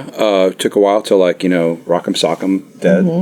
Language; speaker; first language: English; native; English